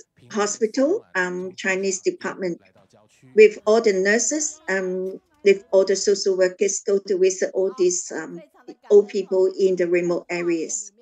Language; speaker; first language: English; non-native, learner; Chinese